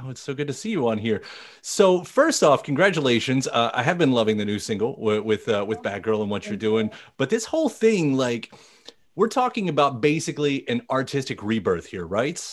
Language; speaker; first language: English; native; English